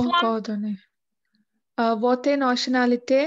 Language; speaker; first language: French; non-native, learner; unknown